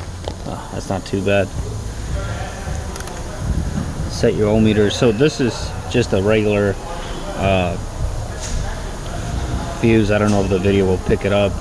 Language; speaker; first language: English; native; English